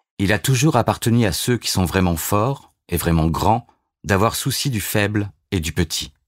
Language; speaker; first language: French; native; French